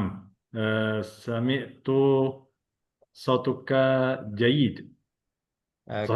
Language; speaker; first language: Arabic; non-native, learner; Malay